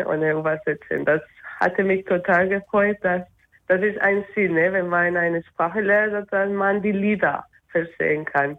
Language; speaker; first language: German; non-native, learner; Spanish